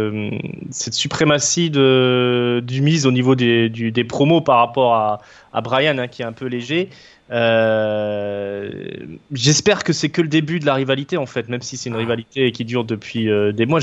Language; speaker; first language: French; native; French